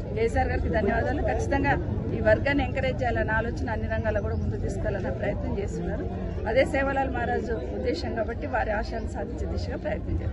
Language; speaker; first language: Telugu; native; Telugu